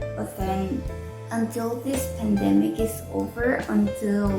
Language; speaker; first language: English; non-native, fluent; Korean